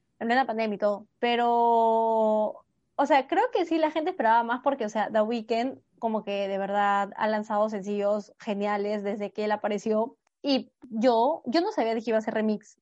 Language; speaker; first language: Spanish; native; Spanish